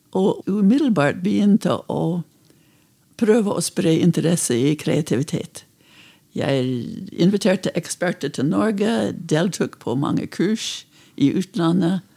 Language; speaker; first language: Norwegian; non-native, fluent; English